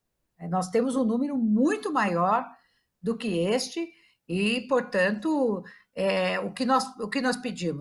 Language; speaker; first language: Portuguese; native; Portuguese